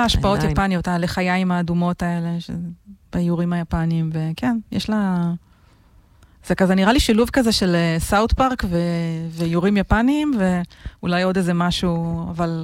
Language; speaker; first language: Hebrew; native; Hebrew